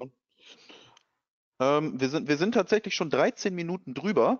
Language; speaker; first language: German; native; German